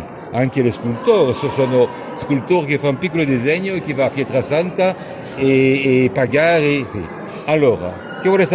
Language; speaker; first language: Italian; non-native, fluent; French